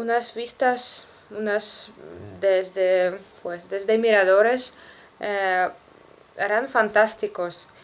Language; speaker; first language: Spanish; non-native, learner; Russian